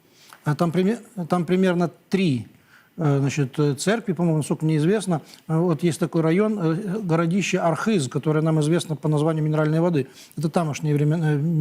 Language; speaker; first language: Russian; native; Russian